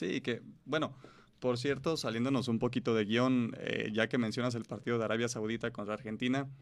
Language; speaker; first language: Spanish; native; Spanish